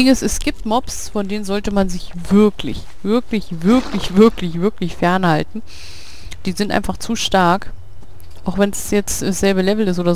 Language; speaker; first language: German; native; German